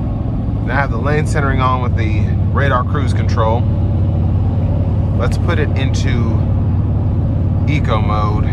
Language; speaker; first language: English; native; English